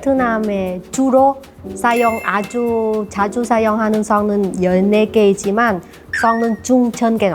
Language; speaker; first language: Korean; non-native, learner; Vietnamese